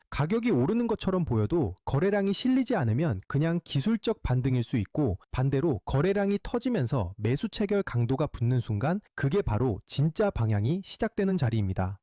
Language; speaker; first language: Korean; native; Korean